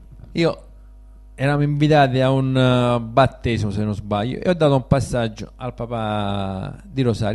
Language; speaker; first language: Italian; native; Italian